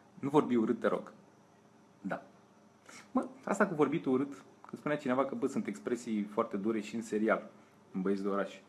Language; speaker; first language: Romanian; native; Romanian